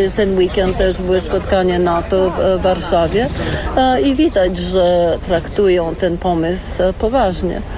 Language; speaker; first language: Polish; early bilingual, heritage; Polish